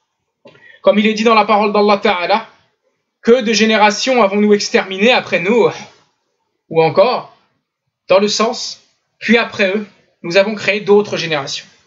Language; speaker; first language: French; native; French